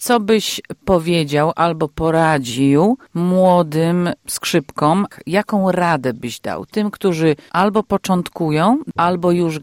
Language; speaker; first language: Polish; native; Polish